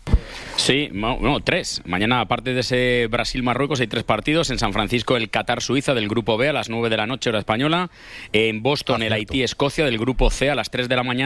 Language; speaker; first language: Spanish; native; Spanish